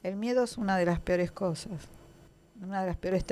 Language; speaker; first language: Spanish; native; Spanish